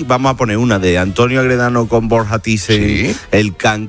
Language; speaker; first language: Spanish; native; Spanish